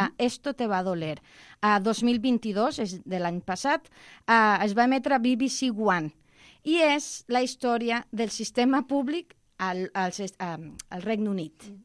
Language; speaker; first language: Catalan; non-native, local second language; Spanish